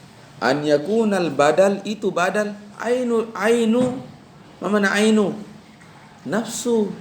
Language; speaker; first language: Arabic; non-native, fluent; Indonesian